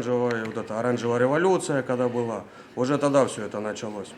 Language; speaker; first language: Russian; native; Russian